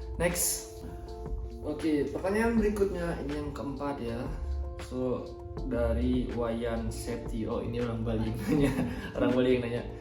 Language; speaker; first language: Indonesian; native; Indonesian